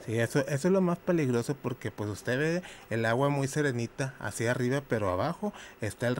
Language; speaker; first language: Spanish; native; Spanish